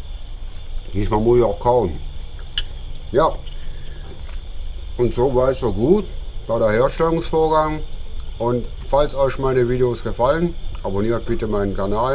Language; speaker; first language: German; native; German